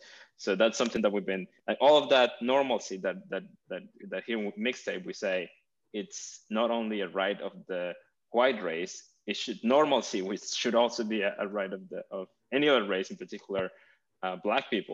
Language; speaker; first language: English; non-native, fluent; Spanish